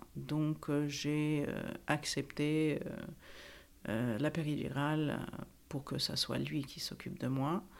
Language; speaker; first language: French; non-native, fluent; Italian